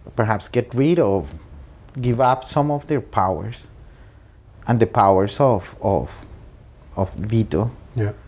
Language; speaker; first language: English; non-native, fluent; Spanish